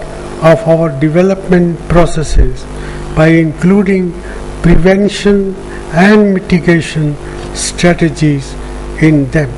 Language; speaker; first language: English; non-native, local second language; Punjabi